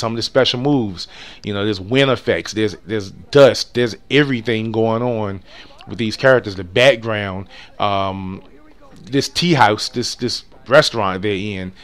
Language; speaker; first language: English; native; English